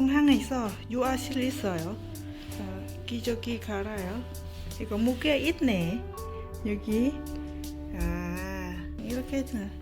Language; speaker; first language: Korean; non-native, learner; Lao